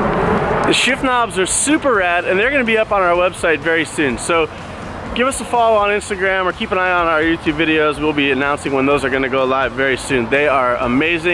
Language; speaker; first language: English; native; English